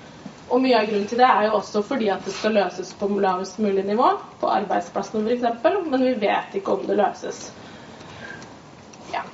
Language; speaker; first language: Norwegian; native; Norwegian